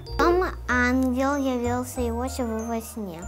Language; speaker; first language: Russian; early bilingual, heritage; Russian